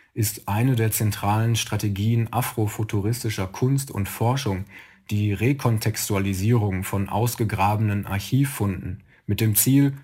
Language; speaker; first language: German; native; German